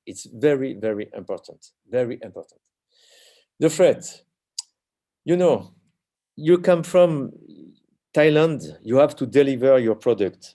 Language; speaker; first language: English; non-native, learner; French